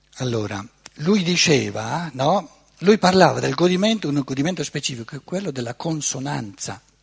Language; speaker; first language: Italian; native; Italian